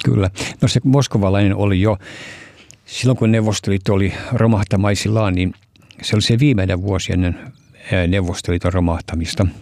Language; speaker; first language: Finnish; early bilingual, heritage; Finnish